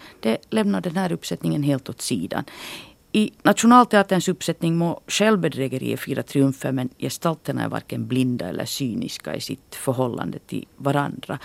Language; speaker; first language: Swedish; native; Swedish